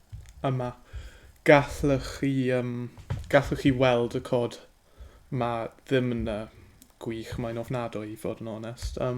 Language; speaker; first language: Welsh; non-native, learner; English